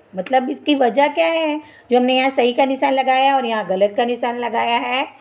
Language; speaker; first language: Hindi; non-native, local second language; Marathi